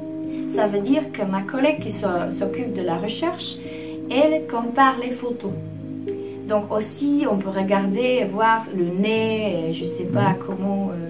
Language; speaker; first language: French; non-native, fluent; Czech